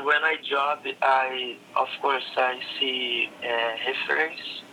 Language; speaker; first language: English; non-native, learner; Portuguese